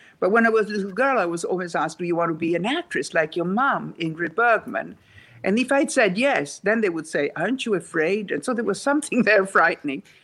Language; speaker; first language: English; non-native, fluent; Italian